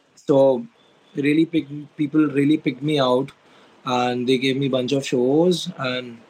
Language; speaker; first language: English; non-native, local second language; Hindi